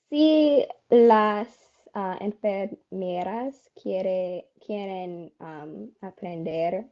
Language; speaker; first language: Spanish; non-native, learner; English